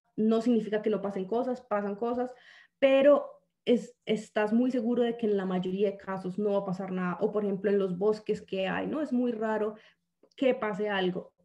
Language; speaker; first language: Spanish; native; Spanish